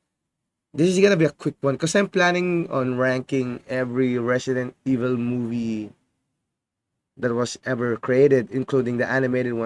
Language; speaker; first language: English; non-native, fluent; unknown